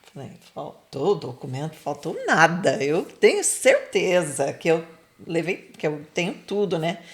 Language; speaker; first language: Portuguese; non-native, fluent; English